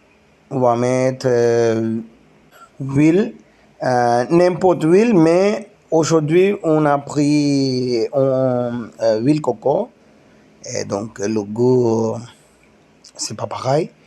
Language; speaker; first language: French; non-native, learner; Tamil